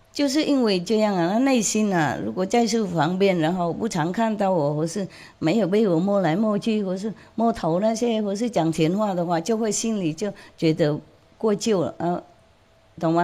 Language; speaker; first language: Chinese; non-native, fluent; Vietnamese